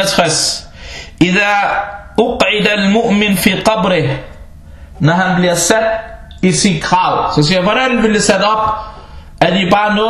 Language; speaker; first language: Danish; early bilingual, other home language; Arabic